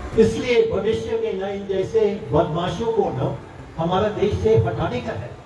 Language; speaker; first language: Hindi; non-native, local second language; Marathi